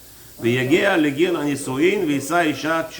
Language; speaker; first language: Hebrew; early bilingual, heritage; English